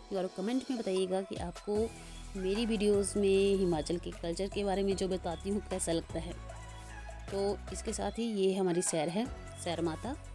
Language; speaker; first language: Hindi; native; Hindi